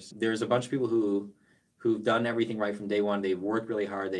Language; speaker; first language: English; native; English